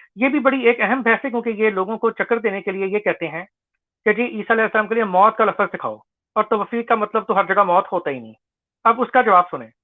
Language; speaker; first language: Urdu; native; Urdu